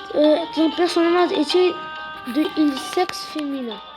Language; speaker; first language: French; non-native, local second language; Arabic